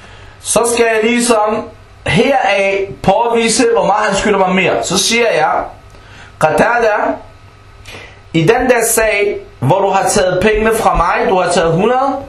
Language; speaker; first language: Danish; early bilingual, other home language; Arabic